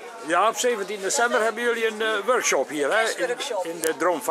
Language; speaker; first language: Dutch; native; Dutch